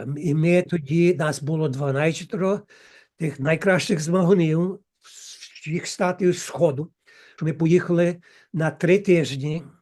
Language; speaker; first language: Ukrainian; early bilingual, heritage; Ukrainian